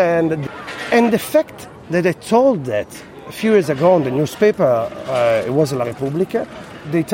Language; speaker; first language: English; non-native, fluent; Italian